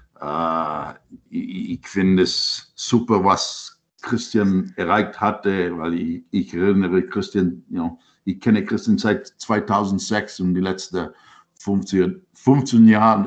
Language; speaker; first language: German; non-native, learner; English